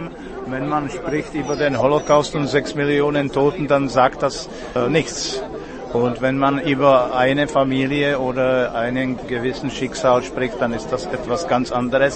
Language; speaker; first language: German; non-native, fluent; Czech